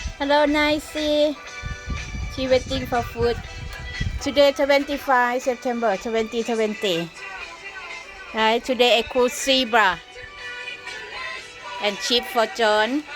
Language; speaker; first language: English; non-native, learner; Thai